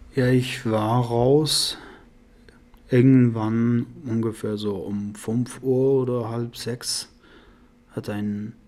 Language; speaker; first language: German; non-native, fluent; Persian